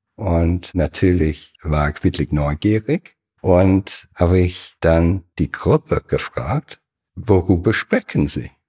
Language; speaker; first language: German; non-native, fluent; English